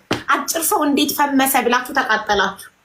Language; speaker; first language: Amharic; native; Amharic